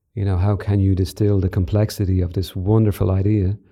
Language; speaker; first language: English; native; English